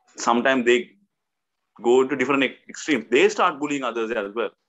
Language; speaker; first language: English; non-native, local second language; Sinhala